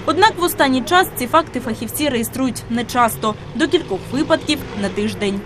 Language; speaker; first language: Ukrainian; native; Ukrainian